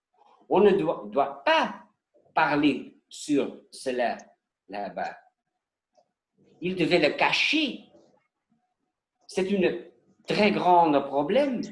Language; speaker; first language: French; non-native, learner; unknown